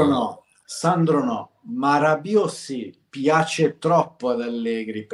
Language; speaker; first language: Italian; native; Italian